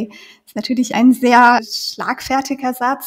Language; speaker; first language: German; native; German